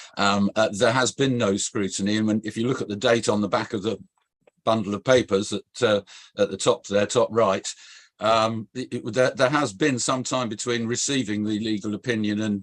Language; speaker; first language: English; native; English